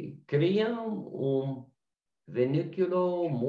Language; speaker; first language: Portuguese; non-native, learner; English